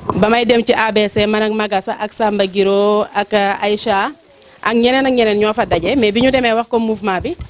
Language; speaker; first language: Wolof; non-native, local second language; Fula